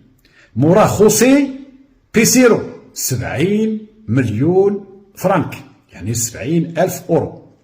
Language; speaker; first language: Arabic; native; Arabic